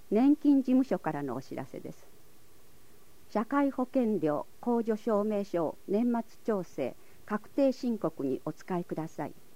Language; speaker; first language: Japanese; native; Japanese